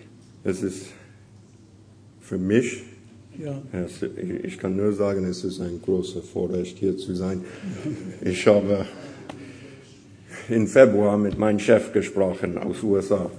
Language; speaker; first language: German; non-native, learner; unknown